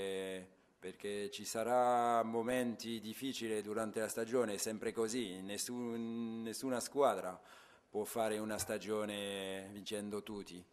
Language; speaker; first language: Italian; non-native, fluent; French